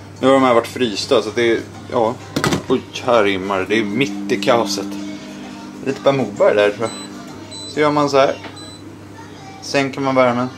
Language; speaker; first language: Swedish; native; Swedish